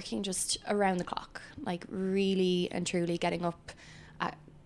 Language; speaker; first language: English; native; English